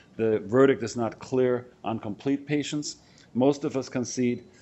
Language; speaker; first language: English; non-native, fluent; German